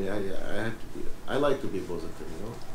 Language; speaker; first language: English; non-native, fluent; Arabic